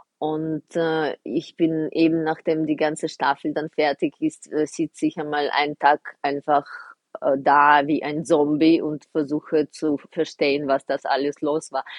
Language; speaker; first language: German; non-native, fluent; Russian